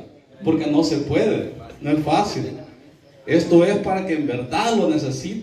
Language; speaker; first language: Spanish; native; Spanish